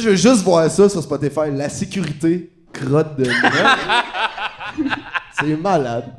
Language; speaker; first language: French; native; French